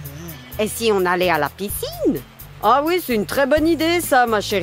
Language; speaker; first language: French; native; French